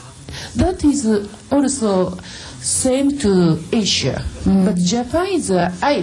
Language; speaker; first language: English; non-native, learner; Japanese